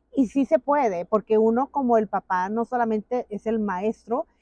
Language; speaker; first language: Spanish; native; Spanish